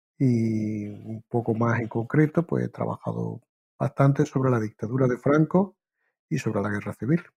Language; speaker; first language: Spanish; native; Spanish